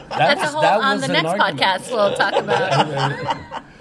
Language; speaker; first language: English; native; English